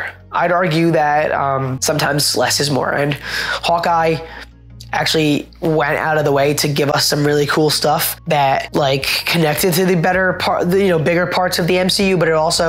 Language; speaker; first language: English; native; English